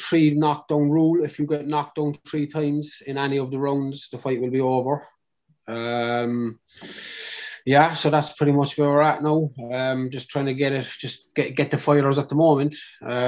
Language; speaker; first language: English; native; English